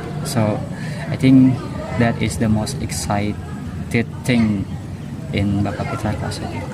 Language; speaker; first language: English; non-native, learner; Indonesian